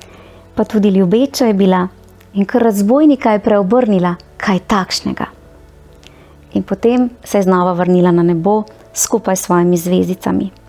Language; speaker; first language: Slovenian; native; Slovenian